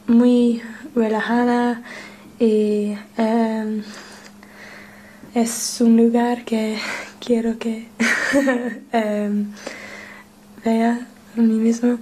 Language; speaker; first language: Spanish; non-native, learner; English